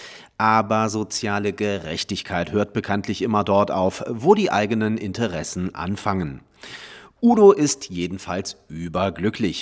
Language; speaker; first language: German; native; German